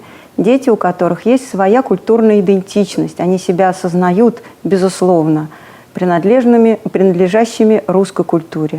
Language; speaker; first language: Russian; native; Russian